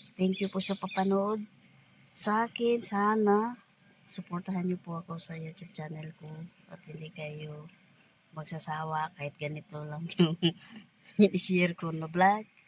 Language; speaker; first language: Filipino; non-native, local second language; Cebuano